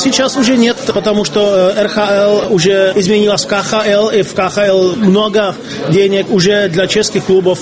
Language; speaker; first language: Russian; non-native, fluent; Czech